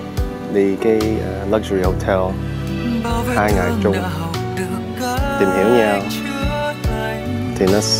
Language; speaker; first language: Vietnamese; early bilingual, heritage; Vietnamese